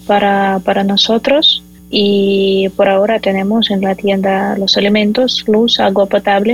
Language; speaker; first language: Spanish; non-native, fluent; Ukrainian